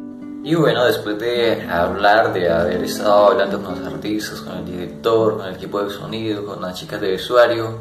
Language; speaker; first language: Spanish; native; Spanish